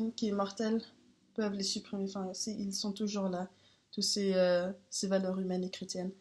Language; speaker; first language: French; non-native, learner; Danish